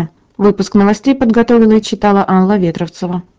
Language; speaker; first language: Russian; native; Russian